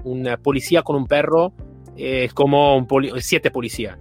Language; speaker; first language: Spanish; non-native, fluent; Italian